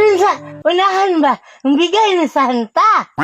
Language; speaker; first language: Filipino; non-native, local second language; Cebuano